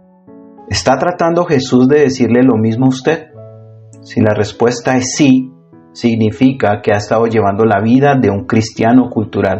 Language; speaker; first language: Spanish; native; Spanish